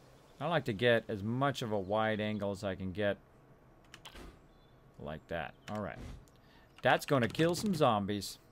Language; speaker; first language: English; native; English